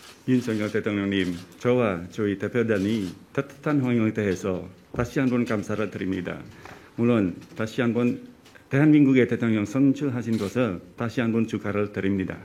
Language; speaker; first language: Korean; non-native, fluent; Indonesian